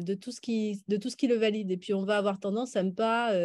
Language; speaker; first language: French; native; French